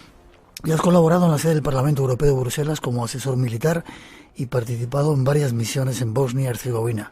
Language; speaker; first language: Spanish; native; Spanish